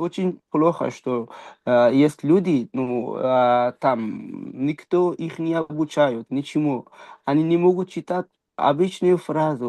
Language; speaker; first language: Russian; non-native, fluent; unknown